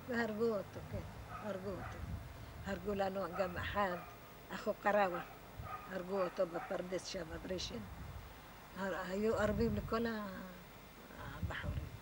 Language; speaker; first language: Hebrew; non-native, fluent; Arabic